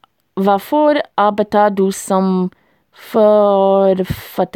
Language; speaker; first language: Swedish; non-native, learner; English